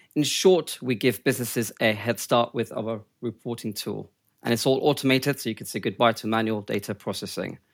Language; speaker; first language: English; early bilingual, other home language; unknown